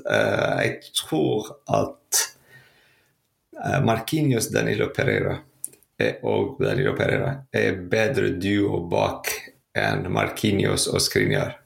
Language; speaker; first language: Norwegian; non-native, fluent; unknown